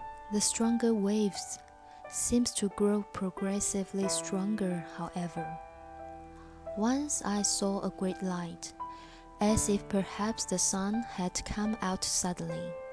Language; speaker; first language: English; non-native, fluent; Chinese